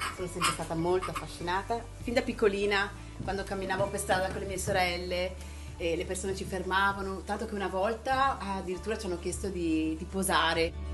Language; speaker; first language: Italian; native; Italian